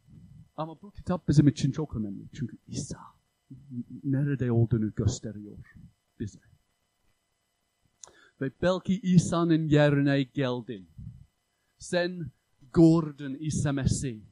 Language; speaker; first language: Turkish; non-native, fluent; English